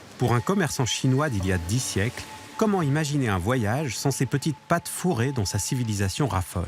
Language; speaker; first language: French; native; French